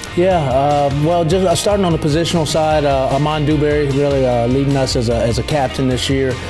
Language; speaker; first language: English; native; English